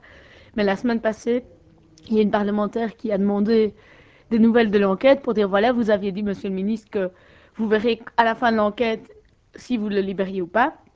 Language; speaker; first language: French; native; French